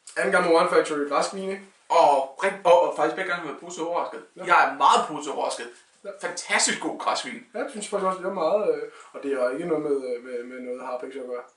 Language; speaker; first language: Danish; native; Danish